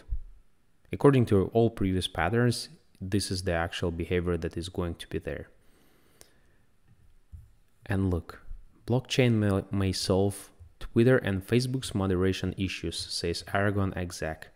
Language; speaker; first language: English; non-native, fluent; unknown